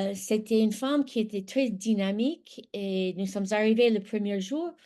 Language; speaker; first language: French; non-native, fluent; English